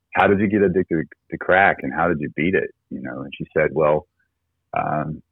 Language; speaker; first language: English; native; English